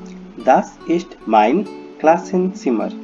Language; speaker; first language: German; non-native, fluent; Hindi